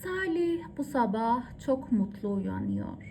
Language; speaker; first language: Turkish; non-native, fluent; Persian